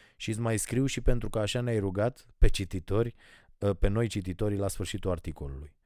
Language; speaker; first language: Romanian; native; Romanian